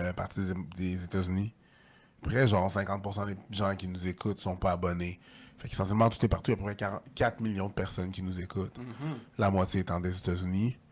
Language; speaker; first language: French; native; French